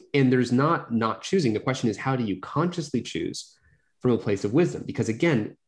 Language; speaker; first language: English; native; English